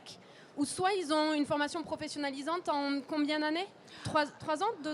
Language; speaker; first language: French; native; French